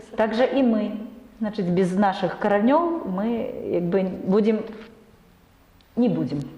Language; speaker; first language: Belarusian; non-native, local second language; Russian